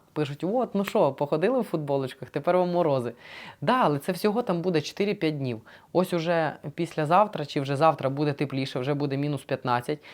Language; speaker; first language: Ukrainian; non-native, local second language; Russian